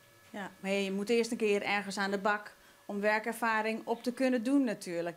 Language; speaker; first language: Dutch; non-native, local second language; Western Frisian